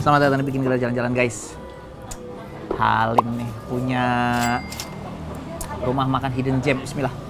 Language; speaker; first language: Indonesian; native; Indonesian